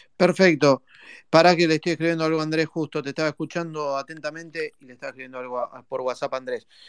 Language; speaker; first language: Spanish; native; Spanish